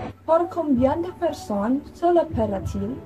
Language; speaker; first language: French; non-native, learner; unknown